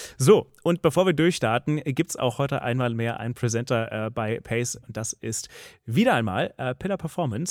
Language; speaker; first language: German; native; German